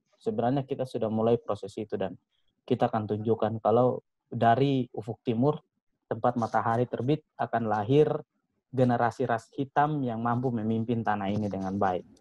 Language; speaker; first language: Indonesian; native; Indonesian